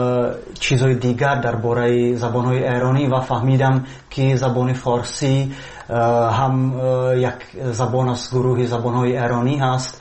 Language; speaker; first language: Persian; non-native, learner; Czech